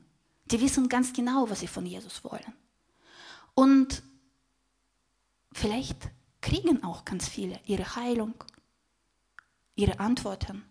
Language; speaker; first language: German; non-native, fluent; Russian